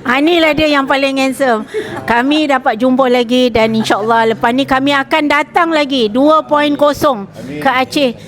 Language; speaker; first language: Malay; native; Malay